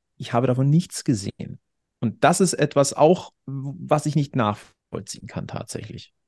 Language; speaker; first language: German; native; German